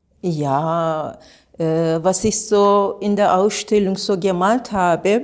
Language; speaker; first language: German; non-native, learner; Turkish